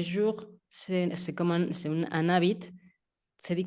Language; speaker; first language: French; non-native, learner; Spanish